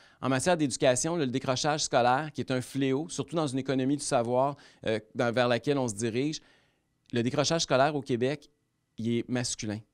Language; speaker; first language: French; native; French